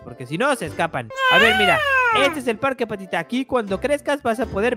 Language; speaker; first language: Spanish; native; Spanish